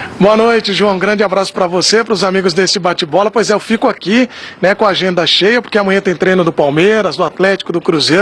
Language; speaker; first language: Portuguese; native; Portuguese